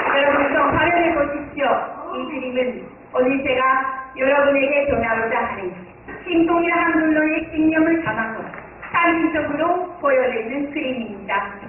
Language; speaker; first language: Korean; non-native, fluent; Japanese